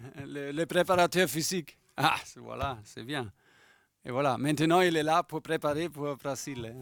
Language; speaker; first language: French; non-native, fluent; German